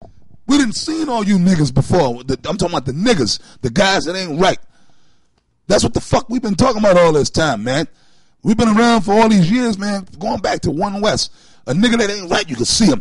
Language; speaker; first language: English; native; English